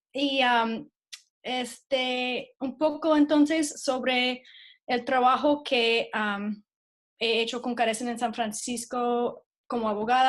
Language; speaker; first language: Spanish; non-native, fluent; English